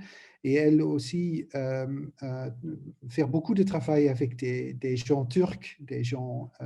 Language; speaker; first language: French; non-native, learner; Dutch